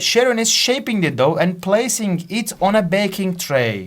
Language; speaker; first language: English; non-native, fluent; Turkish